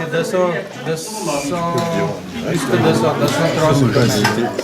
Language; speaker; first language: French; non-native, learner; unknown